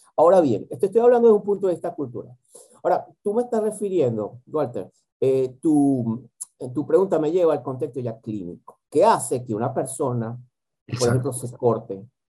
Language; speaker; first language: Spanish; native; Spanish